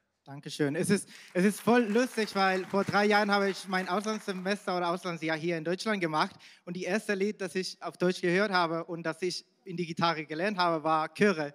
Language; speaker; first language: German; non-native, fluent; Spanish